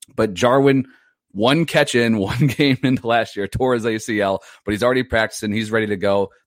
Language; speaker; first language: English; native; English